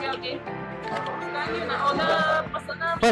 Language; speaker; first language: Malay; non-native, local second language; Chinese